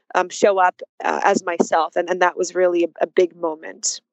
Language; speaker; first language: English; early bilingual, other home language; Russian